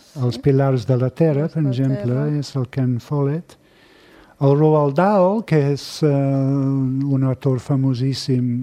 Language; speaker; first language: Catalan; non-native, fluent; English